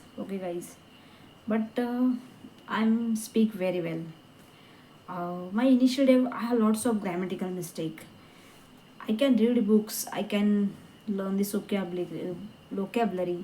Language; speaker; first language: English; non-native, learner; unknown